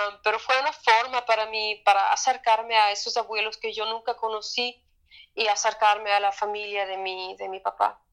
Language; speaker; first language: Spanish; non-native, fluent; German